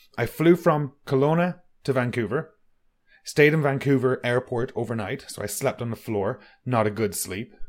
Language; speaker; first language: English; native; English